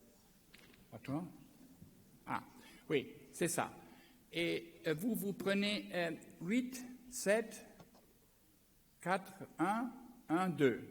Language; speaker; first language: French; non-native, learner; German